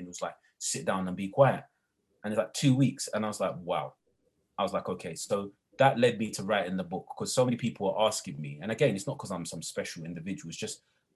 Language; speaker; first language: English; native; English